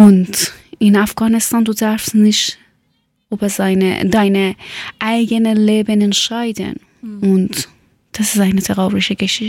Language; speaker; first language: German; non-native, learner; Persian